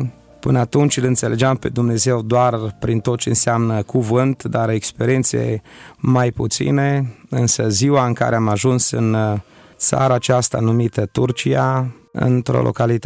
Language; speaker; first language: Romanian; native; Romanian